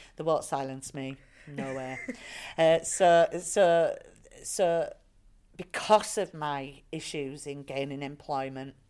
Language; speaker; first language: English; native; English